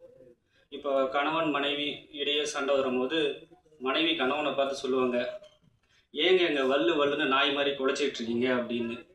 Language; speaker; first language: Tamil; native; Tamil